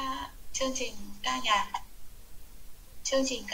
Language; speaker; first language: Chinese; non-native, learner; Vietnamese